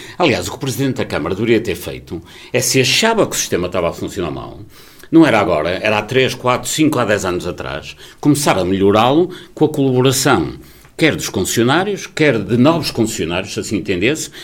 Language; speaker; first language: Portuguese; native; Portuguese